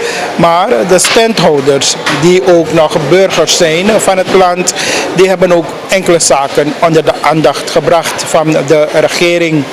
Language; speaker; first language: Dutch; native; Dutch